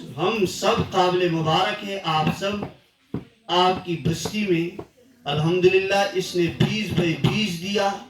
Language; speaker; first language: Urdu; non-native, local second language; Kashmiri